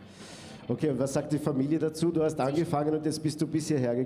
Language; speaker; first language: German; native; German